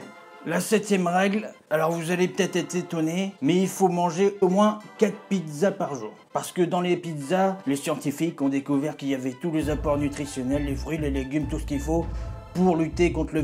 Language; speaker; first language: French; native; French